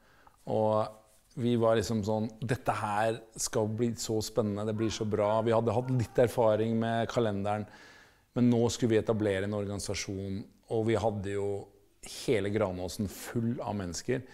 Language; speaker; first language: Norwegian; native; Norwegian